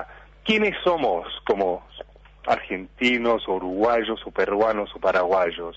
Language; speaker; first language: Spanish; early bilingual, heritage; Spanish